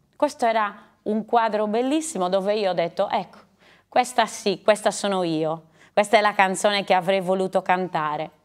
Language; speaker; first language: Italian; native; Italian